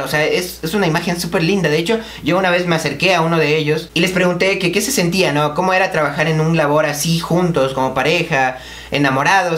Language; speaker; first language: Spanish; native; Spanish